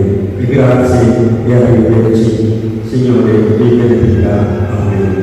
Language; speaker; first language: Italian; non-native, fluent; Tamil